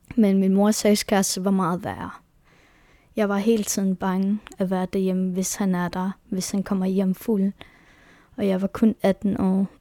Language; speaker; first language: Danish; non-native, local second language; Kalaallisut